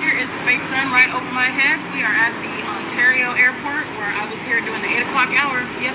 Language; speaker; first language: English; native; English